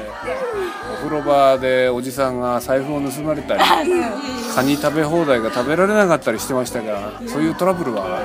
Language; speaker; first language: Japanese; native; Japanese